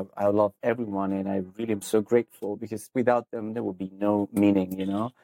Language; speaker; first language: English; non-native, fluent; Italian